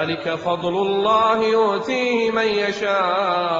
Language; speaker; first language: Arabic; native; Arabic